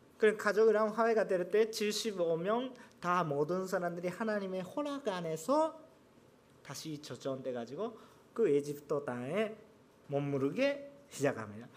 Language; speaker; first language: Korean; non-native, fluent; Japanese